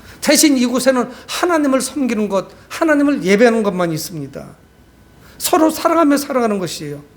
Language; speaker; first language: Korean; native; Korean